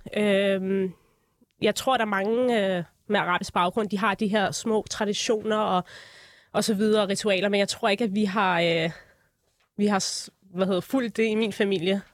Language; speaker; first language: Danish; early bilingual, other home language; Arabic